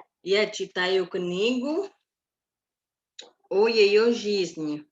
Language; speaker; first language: Russian; non-native, learner; Indonesian